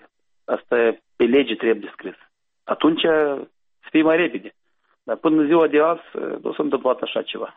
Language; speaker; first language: Romanian; non-native, local second language; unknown